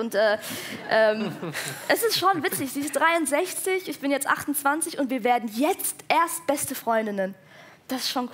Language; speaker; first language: German; early bilingual, other home language; Persian